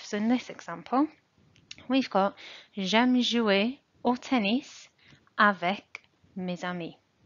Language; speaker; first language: French; non-native, fluent; English